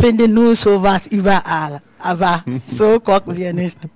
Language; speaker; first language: German; non-native, learner; Akan